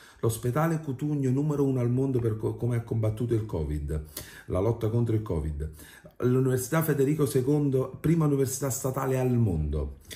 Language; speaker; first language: Italian; native; Italian